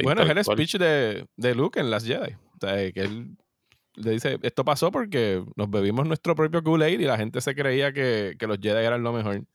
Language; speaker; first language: Spanish; native; Spanish